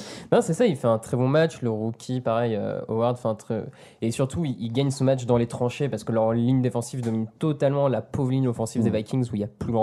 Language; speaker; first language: French; native; French